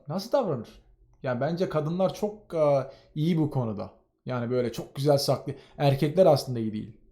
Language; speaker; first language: Turkish; native; Turkish